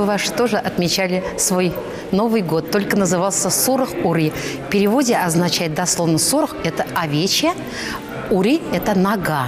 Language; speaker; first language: Russian; non-native, local second language; Chuvash